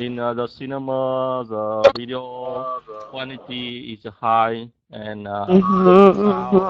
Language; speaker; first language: English; non-native, learner; Vietnamese